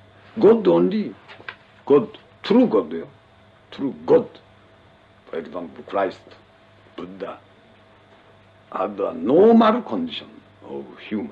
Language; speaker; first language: English; non-native, learner; Japanese